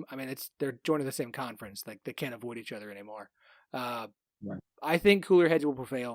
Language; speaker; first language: English; native; English